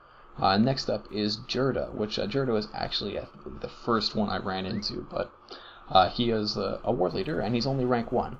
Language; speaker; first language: English; native; English